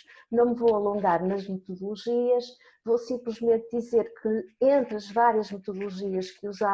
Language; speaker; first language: Portuguese; native; Portuguese